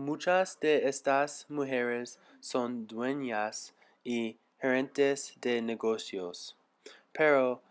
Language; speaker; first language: Spanish; non-native, learner; English